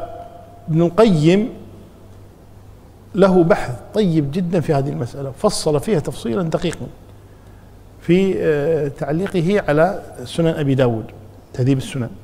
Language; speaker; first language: Arabic; native; Arabic